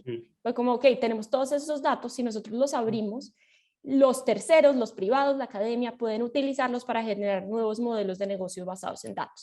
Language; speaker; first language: Spanish; native; Spanish